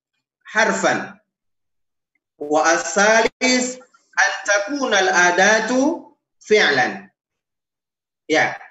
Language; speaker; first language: Arabic; non-native, fluent; Indonesian